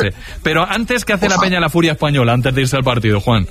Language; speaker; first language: Spanish; native; Spanish